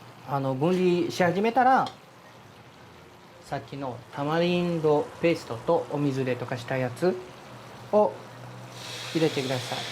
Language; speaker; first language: Japanese; non-native, fluent; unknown